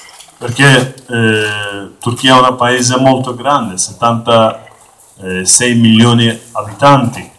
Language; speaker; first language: Italian; non-native, learner; Kurdish